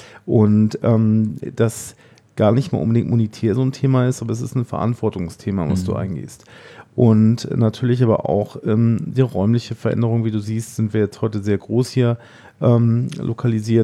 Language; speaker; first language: German; native; German